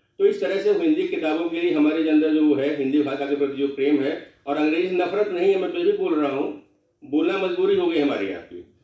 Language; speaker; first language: Hindi; non-native, local second language; Bhojpuri